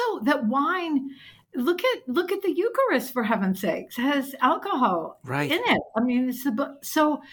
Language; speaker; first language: English; native; English